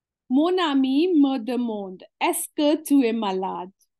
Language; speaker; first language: French; non-native, fluent; Hindi